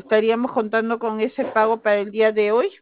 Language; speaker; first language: Spanish; native; Spanish